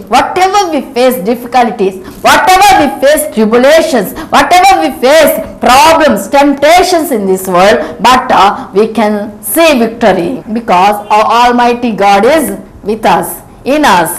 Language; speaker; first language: English; non-native, local second language; Telugu